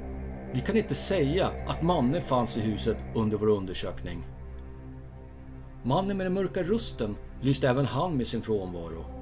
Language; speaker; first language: Swedish; native; Swedish